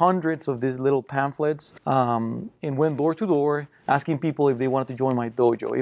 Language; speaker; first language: English; non-native, fluent; Spanish